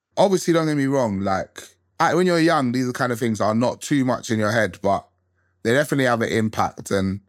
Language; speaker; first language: English; early bilingual, other home language; Krio